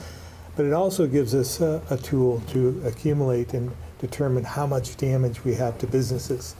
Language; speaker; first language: English; native; English